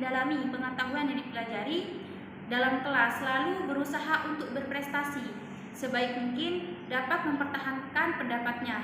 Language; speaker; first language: Indonesian; non-native, local second language; Madurese